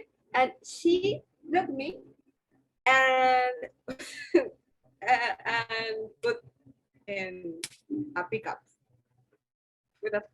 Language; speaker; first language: English; non-native, learner; Spanish